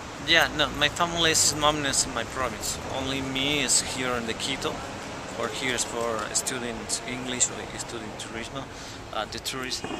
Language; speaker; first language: English; non-native, learner; Spanish